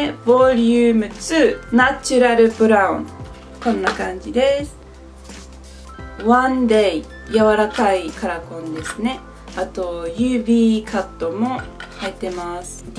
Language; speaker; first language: Japanese; non-native, fluent; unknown